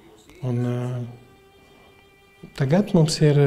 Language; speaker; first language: Latvian; non-native, learner; French